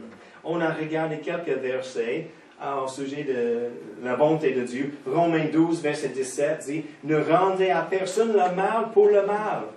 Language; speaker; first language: French; non-native, fluent; English